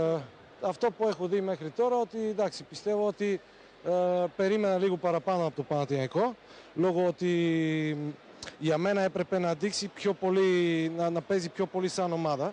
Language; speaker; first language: Greek; non-native, fluent; Bulgarian